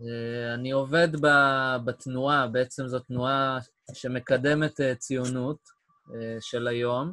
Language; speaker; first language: Hebrew; native; Hebrew